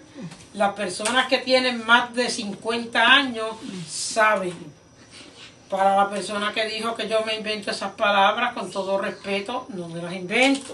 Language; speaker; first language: Spanish; native; Spanish